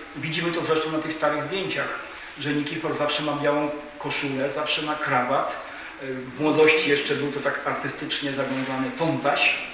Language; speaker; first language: Polish; native; Polish